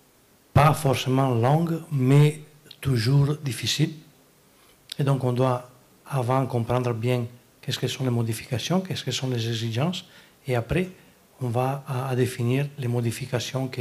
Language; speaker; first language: French; non-native, learner; Italian